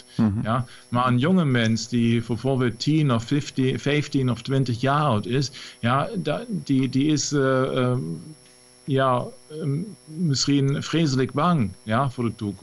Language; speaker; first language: Dutch; non-native, fluent; German